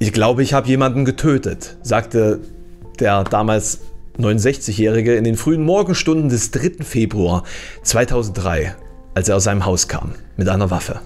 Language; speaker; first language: German; native; German